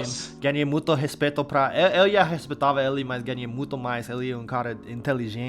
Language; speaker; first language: Portuguese; non-native, fluent; English